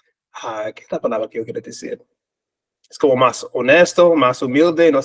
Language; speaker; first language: Spanish; non-native, fluent; English